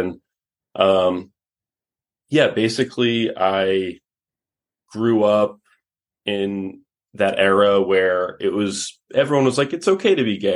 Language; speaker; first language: English; native; English